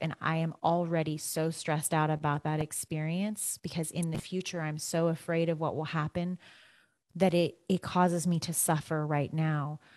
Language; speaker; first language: English; native; English